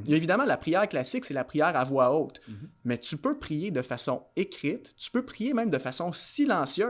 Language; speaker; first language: French; native; French